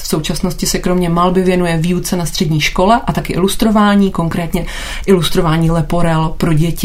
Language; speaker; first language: Czech; native; Czech